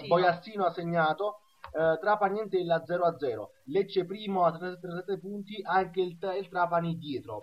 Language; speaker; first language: Italian; native; Italian